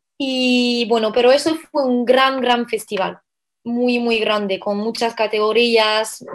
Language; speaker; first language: Spanish; non-native, fluent; French